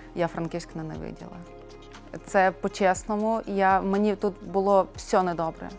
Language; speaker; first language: Ukrainian; non-native, local second language; Russian